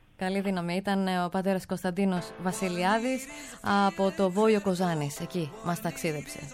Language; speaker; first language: Greek; native; Greek